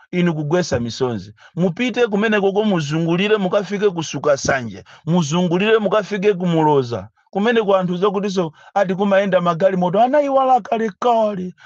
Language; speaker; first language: Nyanja; native; Nyanja